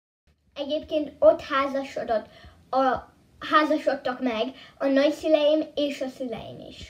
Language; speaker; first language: Hungarian; early bilingual, heritage; Hungarian